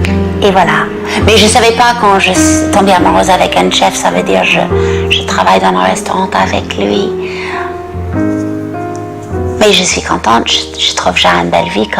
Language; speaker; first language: French; non-native, learner; English